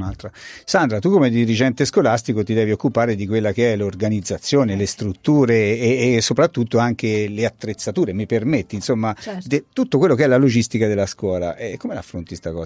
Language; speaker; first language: Italian; native; Italian